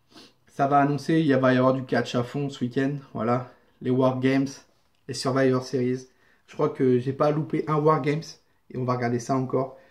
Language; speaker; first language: French; native; French